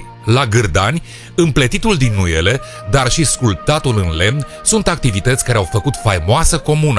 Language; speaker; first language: Romanian; native; Romanian